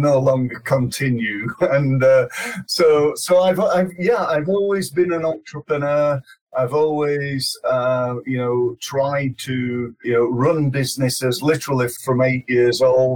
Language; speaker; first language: English; native; English